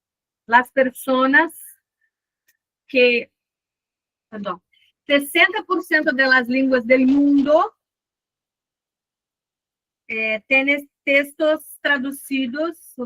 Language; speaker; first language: Spanish; non-native, fluent; Portuguese